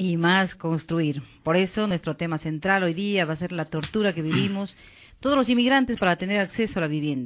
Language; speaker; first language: Spanish; native; Spanish